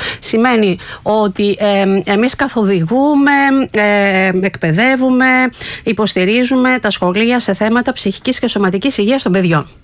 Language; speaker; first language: Greek; native; Greek